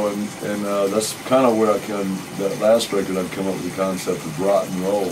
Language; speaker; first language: English; native; English